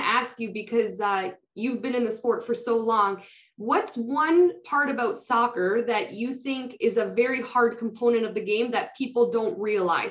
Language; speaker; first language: English; non-native, fluent; Polish